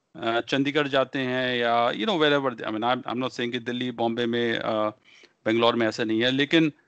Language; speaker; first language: Hindi; native; Hindi